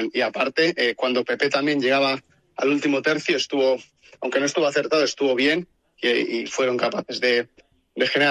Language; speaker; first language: Spanish; native; Spanish